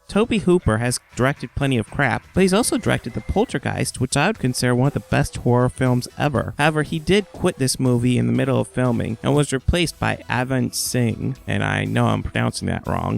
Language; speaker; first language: English; native; English